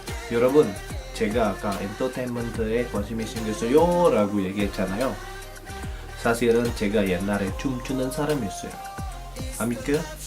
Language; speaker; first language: Korean; non-native, fluent; Indonesian